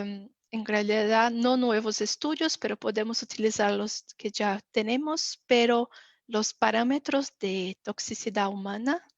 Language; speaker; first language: Spanish; non-native, fluent; Portuguese